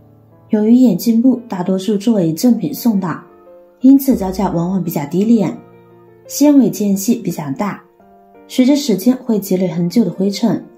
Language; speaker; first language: Chinese; native; Chinese